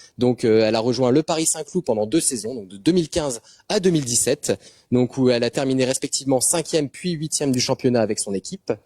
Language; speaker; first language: French; native; French